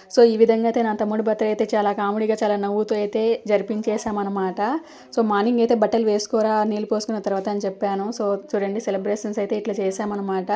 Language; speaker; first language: Telugu; native; Telugu